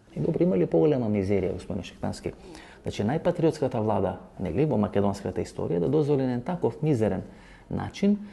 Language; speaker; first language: Macedonian; non-native, local second language; Albanian